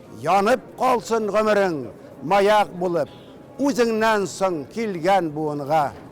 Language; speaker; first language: Tatar; native; Tatar